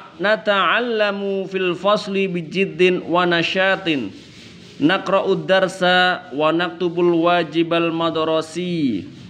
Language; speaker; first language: Arabic; non-native, fluent; Indonesian